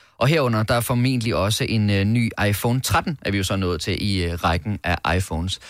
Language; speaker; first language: Danish; native; Danish